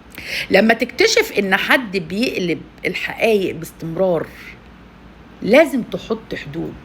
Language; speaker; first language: Arabic; native; Arabic